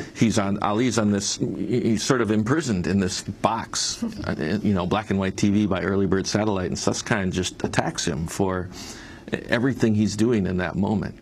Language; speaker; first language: English; native; English